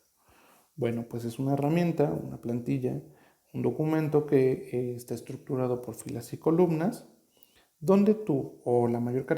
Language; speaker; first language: Spanish; native; Spanish